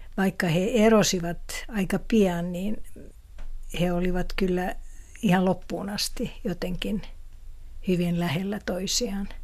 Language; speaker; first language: Finnish; non-native, local second language; Swedish